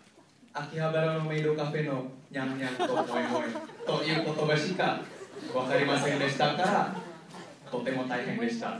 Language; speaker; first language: Japanese; non-native, learner; Indonesian